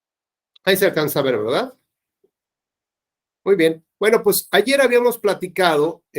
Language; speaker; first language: Spanish; native; Spanish